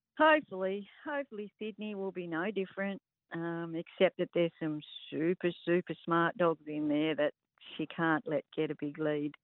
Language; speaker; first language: English; native; English